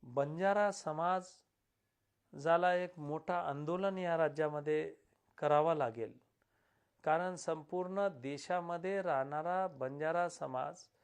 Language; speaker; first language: Marathi; non-native, local second language; Lambadi